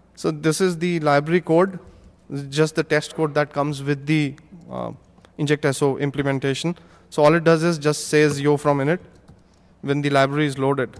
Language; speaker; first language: English; non-native, local second language; Hindi